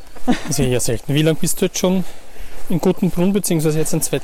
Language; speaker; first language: German; native; German